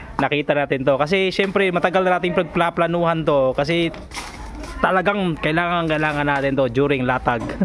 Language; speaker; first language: Filipino; native; Filipino